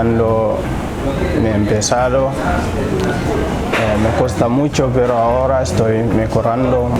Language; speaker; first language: Spanish; non-native, learner; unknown